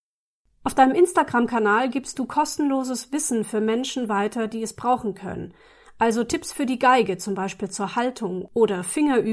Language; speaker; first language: German; native; German